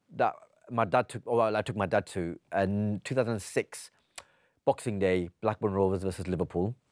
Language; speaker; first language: English; native; English